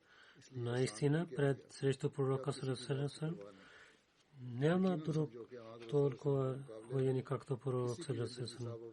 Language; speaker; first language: Bulgarian; non-native, learner; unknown